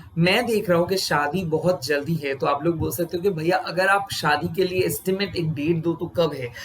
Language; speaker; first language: Hindi; non-native, local second language; Bangla